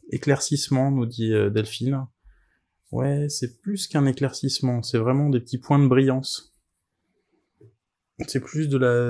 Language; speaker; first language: French; native; French